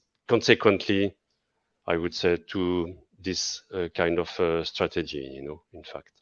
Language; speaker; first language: English; non-native, fluent; French